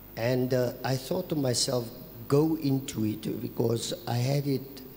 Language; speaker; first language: English; non-native, local second language; Afrikaans